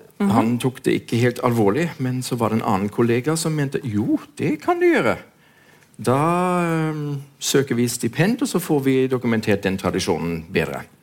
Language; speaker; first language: Norwegian; non-native, fluent; German